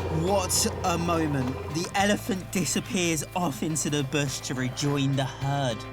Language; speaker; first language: English; native; English